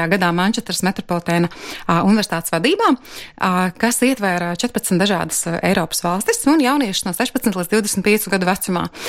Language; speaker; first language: Latvian; native; Latvian